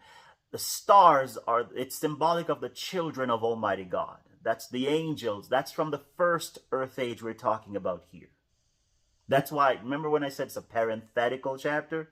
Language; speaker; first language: English; native; English